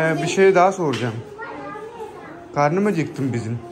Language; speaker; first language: Turkish; non-native, learner; Urdu